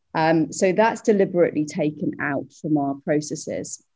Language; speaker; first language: English; native; English